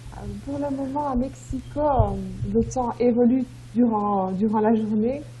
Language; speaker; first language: French; native; French